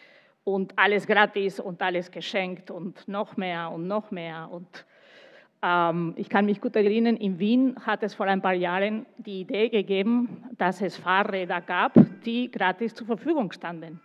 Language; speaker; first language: German; non-native, fluent; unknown